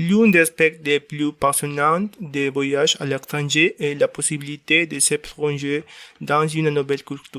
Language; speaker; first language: French; non-native, learner; Spanish